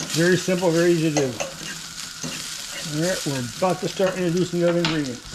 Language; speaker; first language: English; native; English